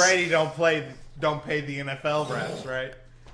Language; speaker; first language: English; native; English